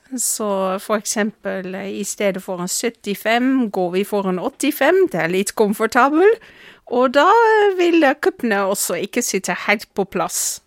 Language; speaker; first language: Norwegian; non-native, fluent; Dutch